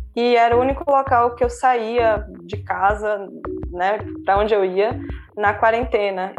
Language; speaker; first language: Portuguese; native; Portuguese